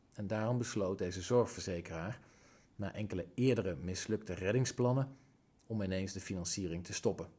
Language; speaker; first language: Dutch; native; Dutch